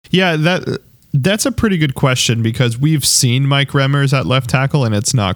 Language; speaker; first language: English; native; English